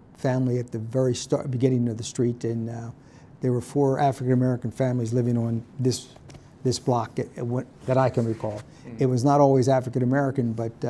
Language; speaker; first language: English; native; English